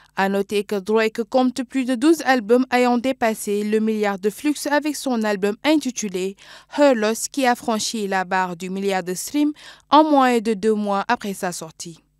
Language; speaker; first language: French; non-native, local second language; Wolof